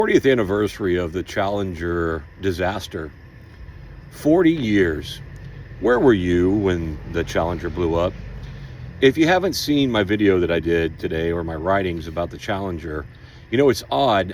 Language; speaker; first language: English; native; English